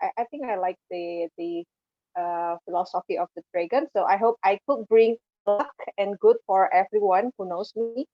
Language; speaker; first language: English; non-native, fluent; Indonesian